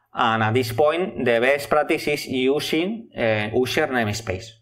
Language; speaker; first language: English; non-native, learner; Spanish